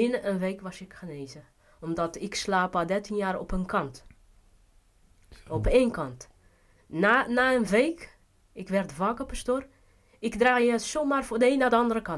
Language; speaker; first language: Dutch; non-native, fluent; Portuguese